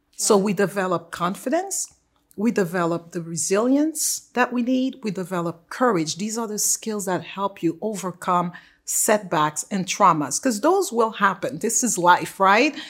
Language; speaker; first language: English; non-native, fluent; Haitian Creole